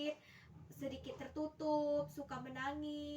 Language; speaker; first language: Indonesian; native; Indonesian